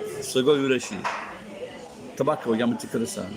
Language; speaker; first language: Japanese; non-native, learner; English